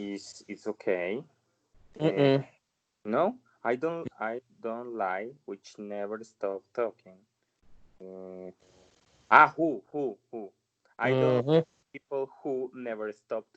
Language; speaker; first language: English; non-native, learner; Spanish